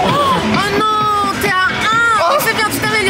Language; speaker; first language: French; native; French